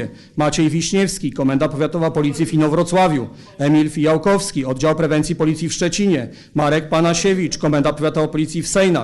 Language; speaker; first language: Polish; native; Polish